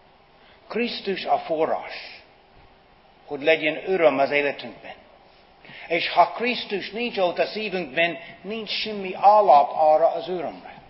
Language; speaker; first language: Hungarian; non-native, fluent; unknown